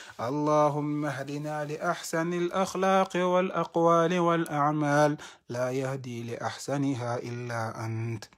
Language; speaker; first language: Arabic; non-native, fluent; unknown